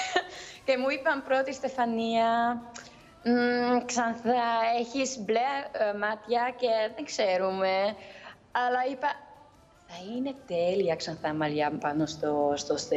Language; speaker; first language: Greek; early bilingual, heritage; Greek